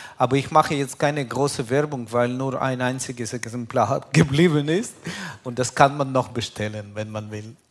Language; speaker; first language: German; non-native, fluent; Russian